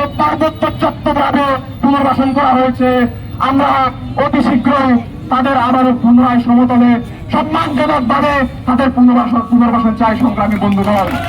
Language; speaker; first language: Bangla; non-native, local second language; Chakma